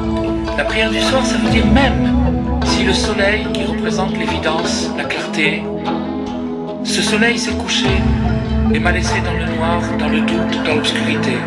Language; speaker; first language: French; native; French